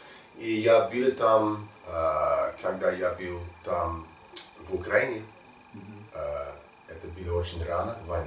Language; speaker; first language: Russian; non-native, learner; English